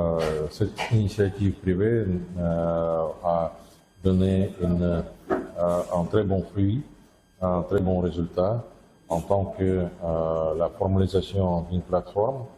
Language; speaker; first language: French; non-native, fluent; Russian